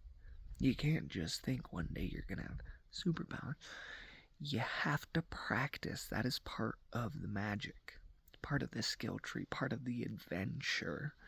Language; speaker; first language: English; native; English